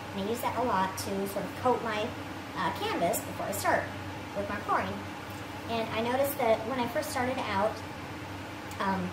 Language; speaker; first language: English; native; English